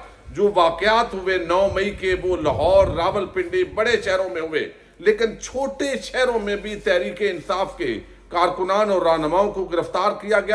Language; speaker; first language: Urdu; native; Urdu